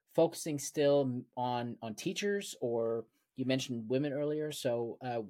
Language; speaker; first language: English; non-native, fluent; German